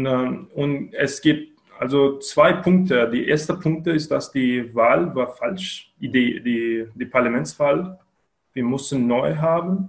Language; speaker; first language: German; non-native, learner; Kyrgyz